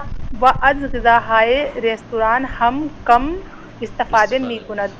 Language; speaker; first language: Persian; non-native, learner; Urdu